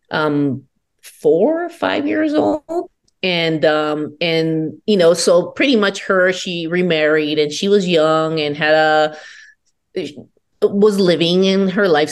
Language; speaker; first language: English; non-native, fluent; Spanish